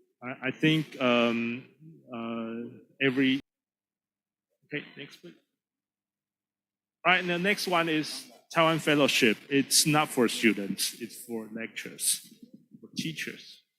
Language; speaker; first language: English; non-native, fluent; Chinese